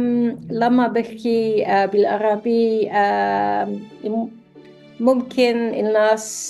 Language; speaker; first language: Arabic; non-native, learner; English